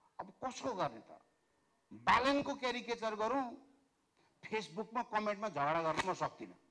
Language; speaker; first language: Nepali; native; Nepali